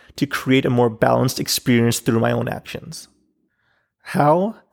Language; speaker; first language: English; non-native, local second language; Urdu